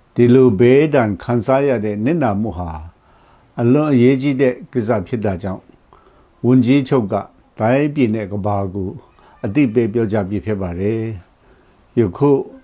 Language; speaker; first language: Burmese; non-native, local second language; Kachin